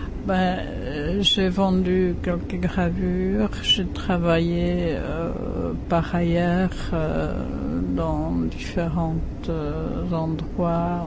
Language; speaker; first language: French; non-native, fluent; Czech